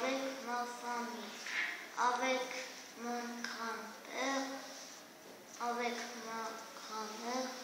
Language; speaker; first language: French; non-native, learner; Armenian